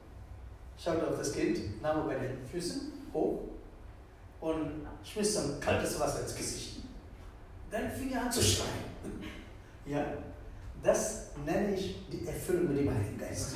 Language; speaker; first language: German; non-native, fluent; Tamil